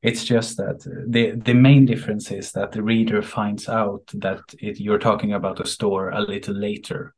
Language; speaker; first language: English; non-native, fluent; Swedish